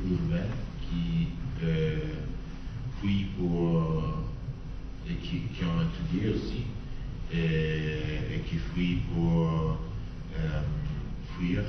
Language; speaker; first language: French; non-native, fluent; Italian